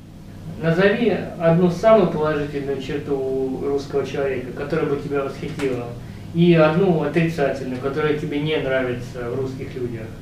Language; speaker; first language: Russian; native; Russian